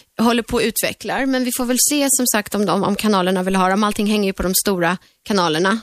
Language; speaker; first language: Swedish; native; Swedish